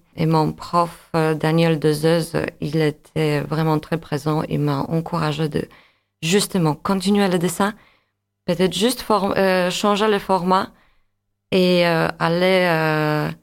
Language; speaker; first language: French; non-native, fluent; Polish